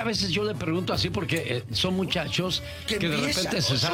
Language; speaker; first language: Spanish; native; Spanish